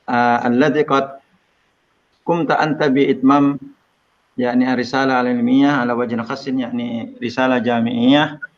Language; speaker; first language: Arabic; non-native, fluent; Indonesian